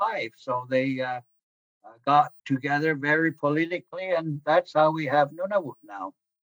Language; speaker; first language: English; non-native, fluent; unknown